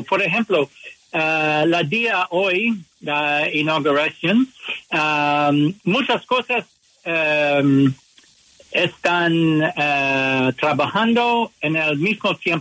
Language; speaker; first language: Spanish; non-native, learner; English